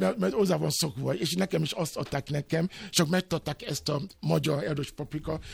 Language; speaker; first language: Hungarian; non-native, fluent; Yoruba